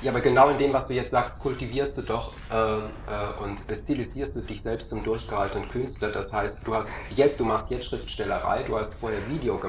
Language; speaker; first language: German; native; German